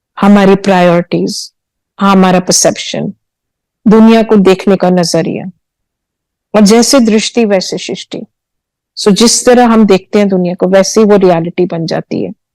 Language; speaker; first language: Hindi; early bilingual, heritage; Hindi